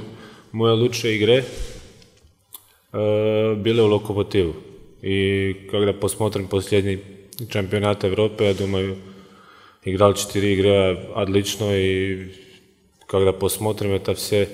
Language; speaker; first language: Russian; non-native, fluent; Croatian